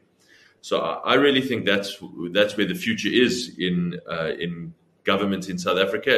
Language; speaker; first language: English; native; English